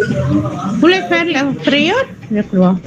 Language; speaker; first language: French; non-native, fluent; Tamil